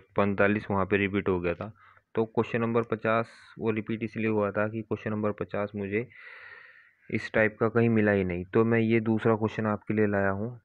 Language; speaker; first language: Hindi; native; Hindi